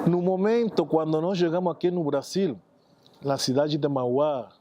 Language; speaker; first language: Portuguese; non-native, fluent; Spanish